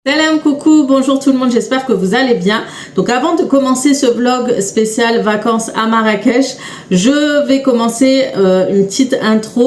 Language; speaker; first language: French; native; French